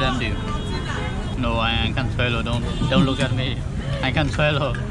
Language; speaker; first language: English; non-native, learner; Burmese